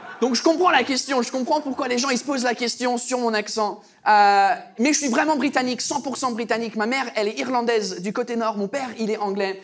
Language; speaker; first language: French; early bilingual, other home language; English